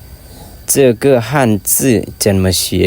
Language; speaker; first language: Chinese; non-native, fluent; Lao